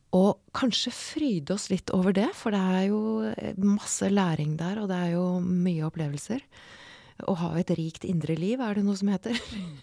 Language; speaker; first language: Norwegian; native; Norwegian